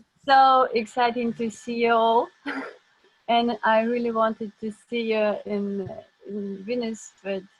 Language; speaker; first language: English; non-native, learner; Russian